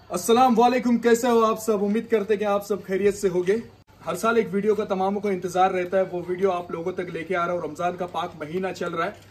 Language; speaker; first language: Hindi; non-native, local second language; Konkani